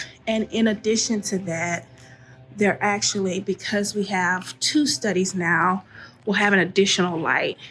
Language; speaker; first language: English; native; English